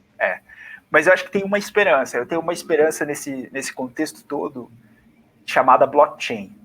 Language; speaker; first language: Portuguese; native; Portuguese